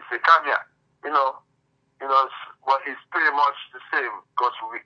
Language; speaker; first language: English; non-native, local second language; Krio